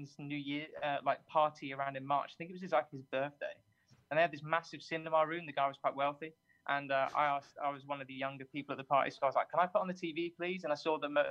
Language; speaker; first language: English; native; English